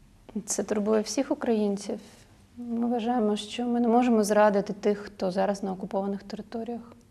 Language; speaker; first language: Ukrainian; non-native, local second language; Russian